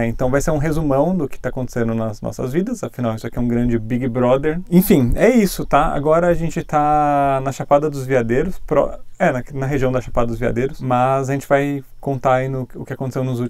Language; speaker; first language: Portuguese; native; Portuguese